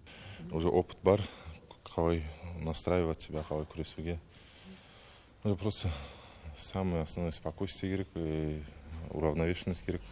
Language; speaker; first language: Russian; non-native, local second language; Kazakh